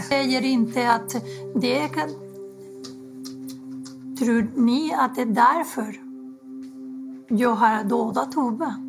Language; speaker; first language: Swedish; non-native, fluent; Spanish